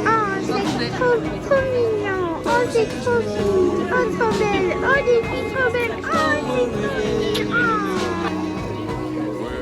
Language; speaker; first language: French; native; French